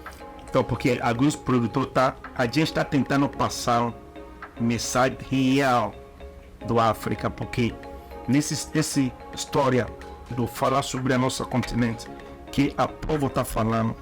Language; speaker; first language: Portuguese; non-native, learner; Igbo